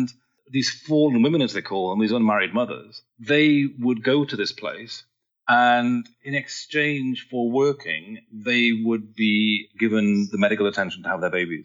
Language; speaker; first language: English; native; English